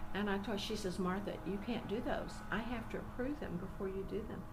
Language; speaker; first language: English; native; English